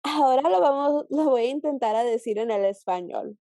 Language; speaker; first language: Spanish; early bilingual, heritage; Spanish